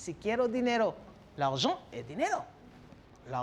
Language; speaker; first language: Spanish; non-native, fluent; French